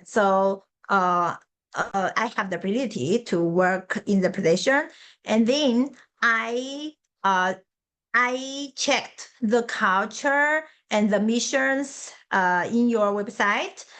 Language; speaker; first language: English; non-native, learner; Chinese